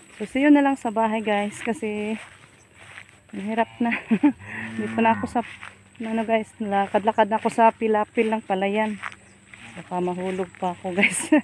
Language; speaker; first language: Filipino; non-native, local second language; Cebuano